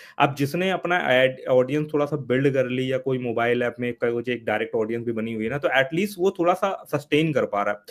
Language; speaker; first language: Hindi; native; Hindi